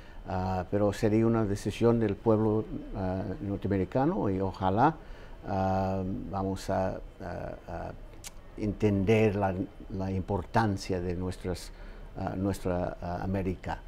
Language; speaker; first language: Spanish; non-native, fluent; English